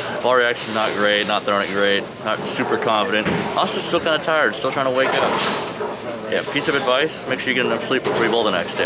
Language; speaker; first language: English; native; English